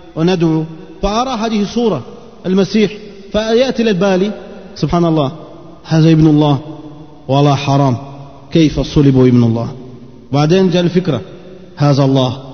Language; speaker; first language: Arabic; non-native, fluent; Portuguese